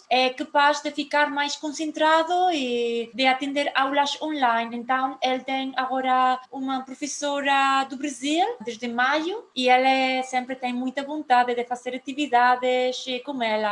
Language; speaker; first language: Portuguese; non-native, fluent; Spanish